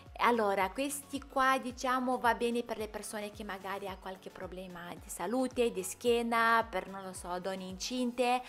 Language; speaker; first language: Italian; non-native, fluent; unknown